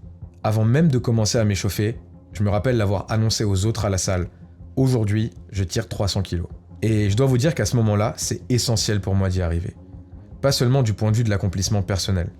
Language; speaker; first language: French; native; French